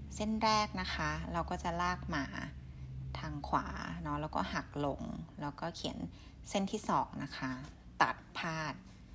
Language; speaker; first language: Thai; native; Thai